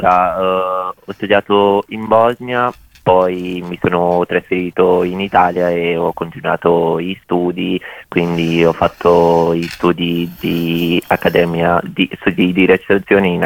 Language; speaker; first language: Italian; early bilingual, other home language; Bosnian